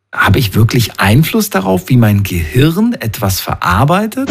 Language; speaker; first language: German; native; German